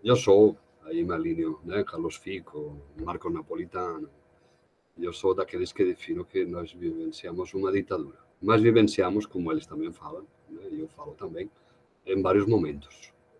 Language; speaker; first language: Portuguese; non-native, fluent; Catalan